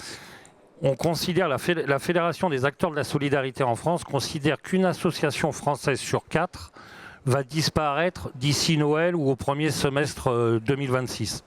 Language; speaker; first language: French; native; French